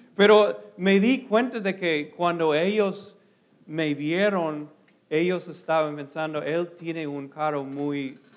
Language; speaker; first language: Spanish; non-native, fluent; English